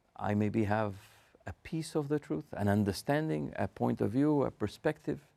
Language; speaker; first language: English; non-native, fluent; Spanish